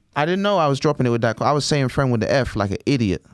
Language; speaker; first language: English; native; English